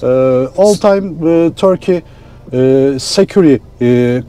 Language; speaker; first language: English; non-native, learner; Turkish